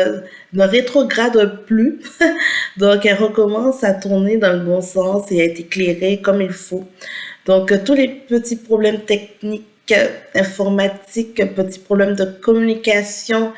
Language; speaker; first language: French; native; French